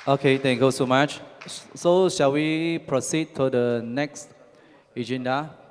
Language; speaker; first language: English; non-native, local second language; Chinese